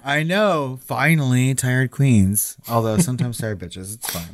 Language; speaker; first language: English; native; English